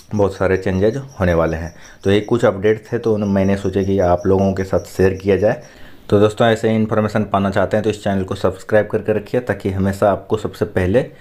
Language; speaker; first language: Hindi; native; Hindi